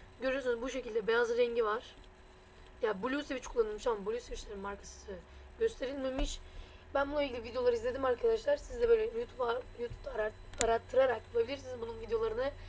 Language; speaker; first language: Turkish; native; Turkish